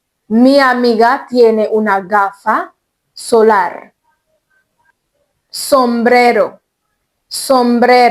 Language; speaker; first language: Spanish; non-native, learner; Haitian Creole